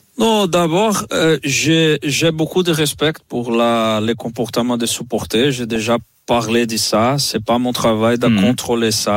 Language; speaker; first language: French; non-native, fluent; Portuguese